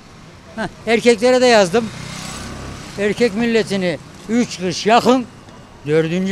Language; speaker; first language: Turkish; native; Turkish